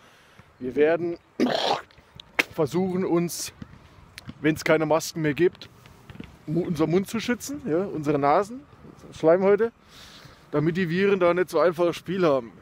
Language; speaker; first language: German; native; German